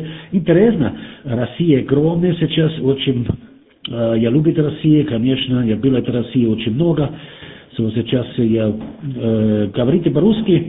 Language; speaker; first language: Russian; non-native, learner; German